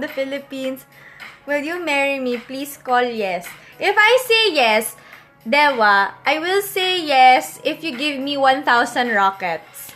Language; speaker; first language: English; non-native, local second language; Filipino